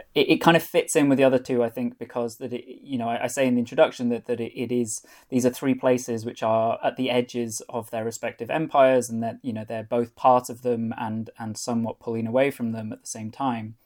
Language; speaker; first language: English; non-native, local second language; Welsh